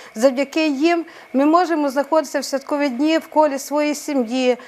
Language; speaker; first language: Ukrainian; native; Ukrainian